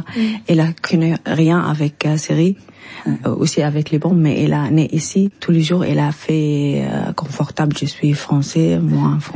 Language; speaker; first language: French; non-native, learner; Arabic